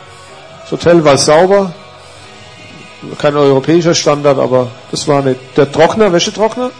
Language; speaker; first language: German; native; German